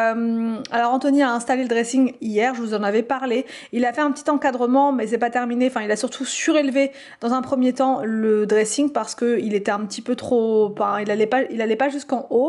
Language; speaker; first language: French; native; French